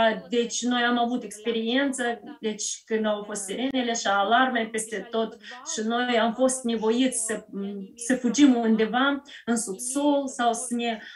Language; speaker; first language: Romanian; early bilingual, heritage; Romanian